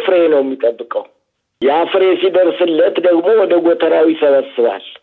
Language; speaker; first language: Amharic; native; Amharic